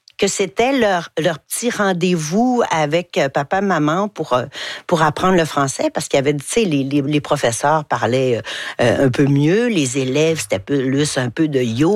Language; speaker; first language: French; native; French